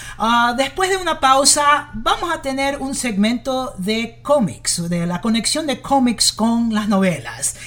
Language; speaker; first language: Spanish; early bilingual, heritage; English